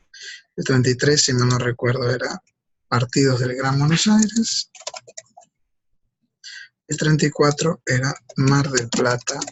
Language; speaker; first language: Spanish; native; Spanish